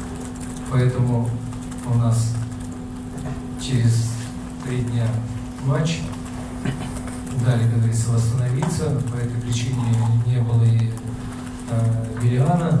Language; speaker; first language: Russian; native; Russian